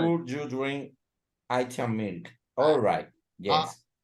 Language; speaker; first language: English; non-native, learner; Spanish